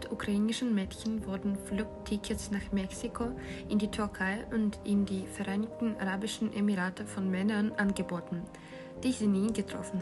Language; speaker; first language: German; non-native, learner; Ukrainian